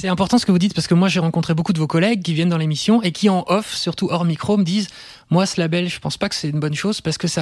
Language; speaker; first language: French; native; French